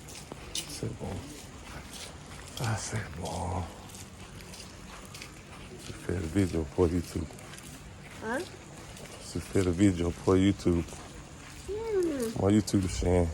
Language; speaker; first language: French; non-native, learner; English